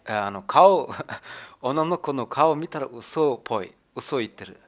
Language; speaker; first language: Japanese; non-native, learner; German